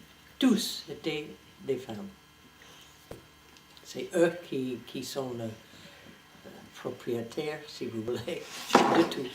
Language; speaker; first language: French; non-native, fluent; English